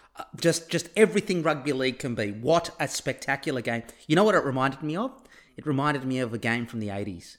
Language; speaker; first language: English; early bilingual, other home language; Turkish